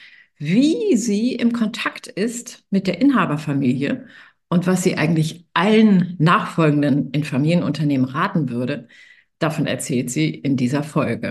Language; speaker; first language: German; native; German